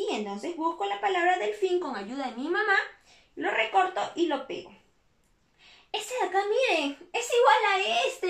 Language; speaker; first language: Spanish; native; Spanish